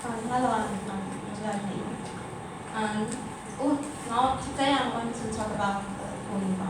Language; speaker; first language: English; non-native, learner; Chinese